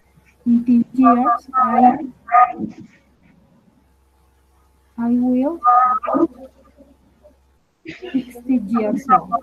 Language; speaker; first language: English; non-native, learner; Spanish